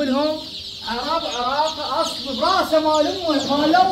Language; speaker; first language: Arabic; native; Arabic